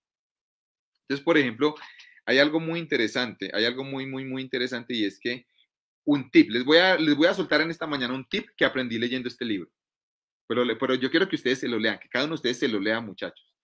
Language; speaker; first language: Spanish; native; Spanish